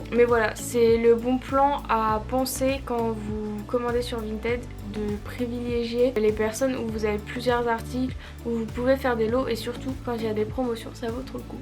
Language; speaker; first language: French; native; French